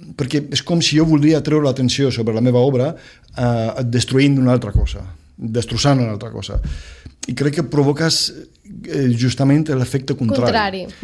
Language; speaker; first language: Catalan; non-native, fluent; Romanian